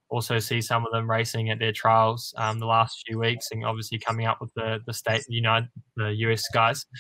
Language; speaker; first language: English; native; English